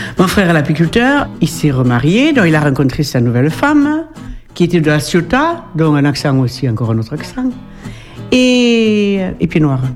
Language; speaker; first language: French; native; French